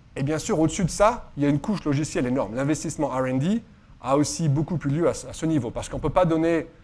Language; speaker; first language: French; native; French